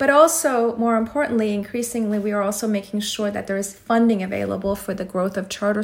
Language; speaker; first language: English; non-native, fluent; Persian